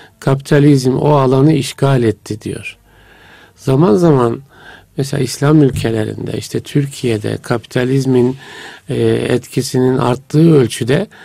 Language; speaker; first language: Turkish; native; Turkish